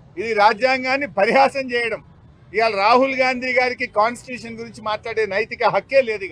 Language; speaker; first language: Telugu; native; Telugu